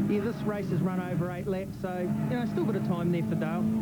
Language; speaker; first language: English; native; English